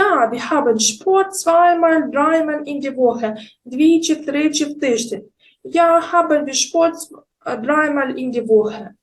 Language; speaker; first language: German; non-native, fluent; Ukrainian